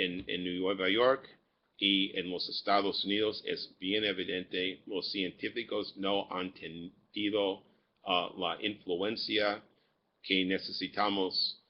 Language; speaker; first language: Spanish; non-native, fluent; English